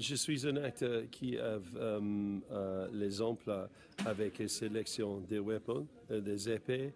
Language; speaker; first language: French; non-native, learner; English